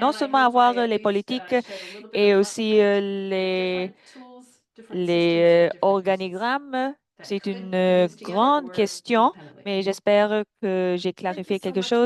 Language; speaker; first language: French; non-native, fluent; English